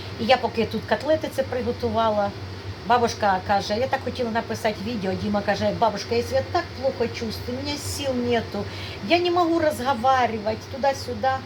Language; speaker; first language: Ukrainian; native; Ukrainian